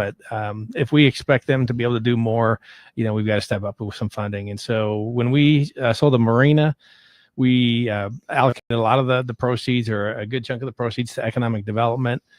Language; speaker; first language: English; native; English